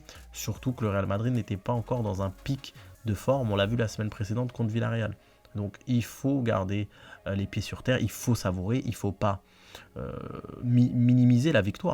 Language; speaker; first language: French; native; French